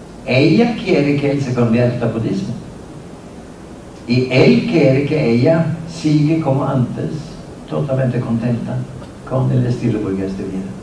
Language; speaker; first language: Spanish; non-native, fluent; Norwegian